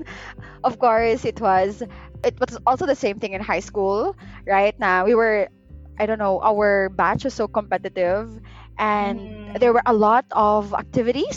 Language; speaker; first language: English; non-native, local second language; Cebuano